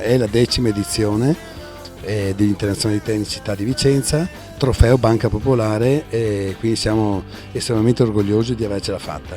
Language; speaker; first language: Italian; native; Italian